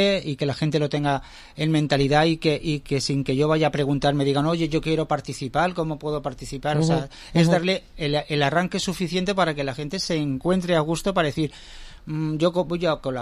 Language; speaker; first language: Spanish; native; Spanish